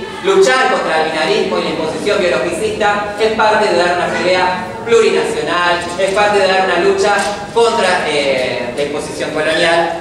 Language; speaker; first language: Spanish; native; Spanish